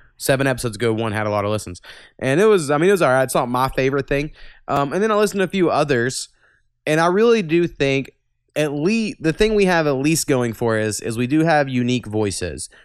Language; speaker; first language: English; native; English